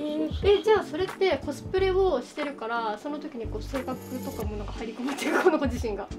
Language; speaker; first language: Japanese; native; Japanese